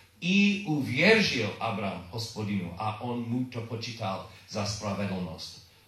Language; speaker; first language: Czech; non-native, learner; English